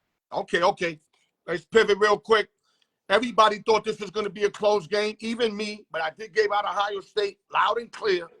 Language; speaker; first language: English; native; English